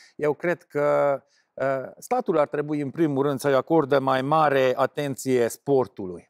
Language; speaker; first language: Romanian; non-native, local second language; Hungarian